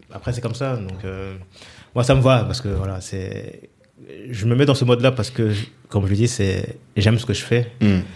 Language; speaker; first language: French; native; French